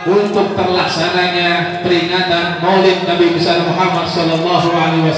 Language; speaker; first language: Indonesian; native; Indonesian